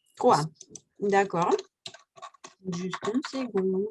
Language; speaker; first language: French; non-native, fluent; Russian